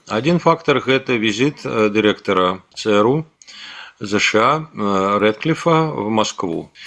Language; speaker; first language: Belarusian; non-native, local second language; Russian